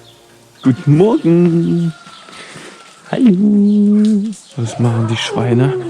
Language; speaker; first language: German; native; German